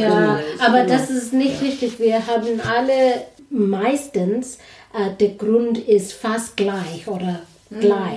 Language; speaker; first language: German; non-native, learner; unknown